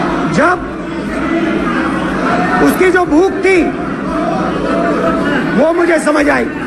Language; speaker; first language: Hindi; native; Hindi